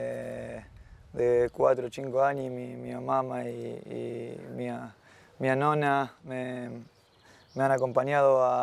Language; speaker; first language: Italian; non-native, fluent; Spanish